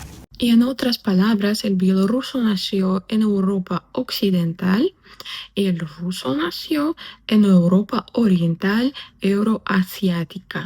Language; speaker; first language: Spanish; non-native, fluent; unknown